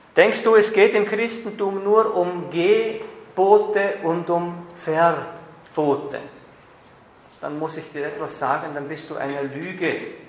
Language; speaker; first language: German; native; German